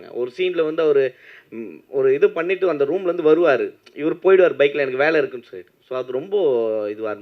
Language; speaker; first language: Tamil; native; Tamil